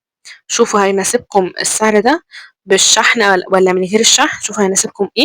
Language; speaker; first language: Arabic; native; Arabic